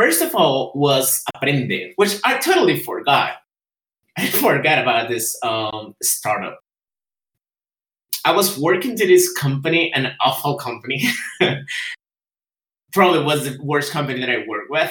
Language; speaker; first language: English; non-native, fluent; Spanish